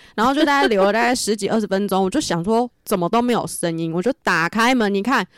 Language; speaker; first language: Chinese; native; Chinese